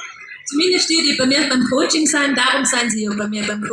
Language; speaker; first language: German; native; German